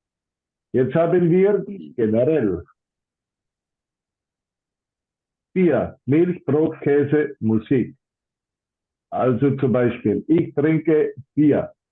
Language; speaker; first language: German; non-native, fluent; English